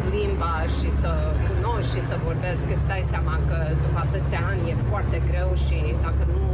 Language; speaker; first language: Romanian; early bilingual, heritage; Romanian